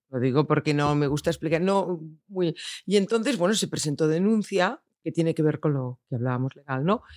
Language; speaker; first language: Spanish; non-native, local second language; Catalan